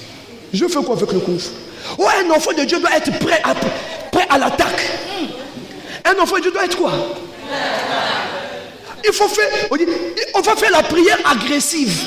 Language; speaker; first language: French; non-native, local second language; Lingala